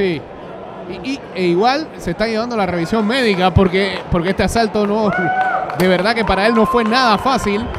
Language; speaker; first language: Spanish; native; Spanish